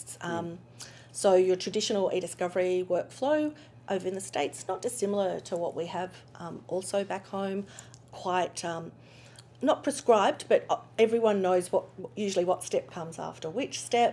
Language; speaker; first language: English; native; English